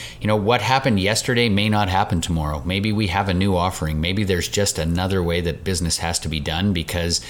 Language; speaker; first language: English; native; English